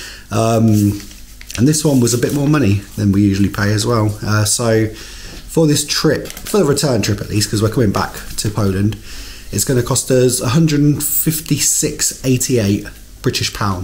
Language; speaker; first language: English; native; English